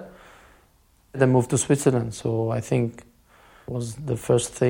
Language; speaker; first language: English; non-native, fluent; Albanian